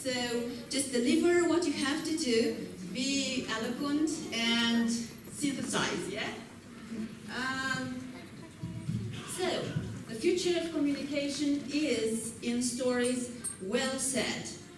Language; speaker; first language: English; non-native, fluent; Romanian